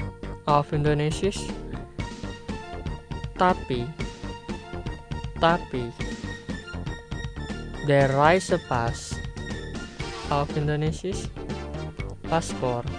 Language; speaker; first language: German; non-native, fluent; Indonesian